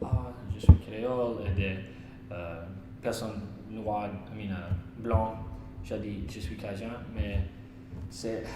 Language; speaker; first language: French; non-native, learner; English